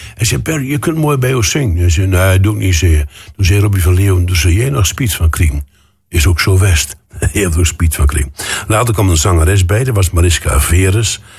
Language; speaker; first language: Dutch; native; Dutch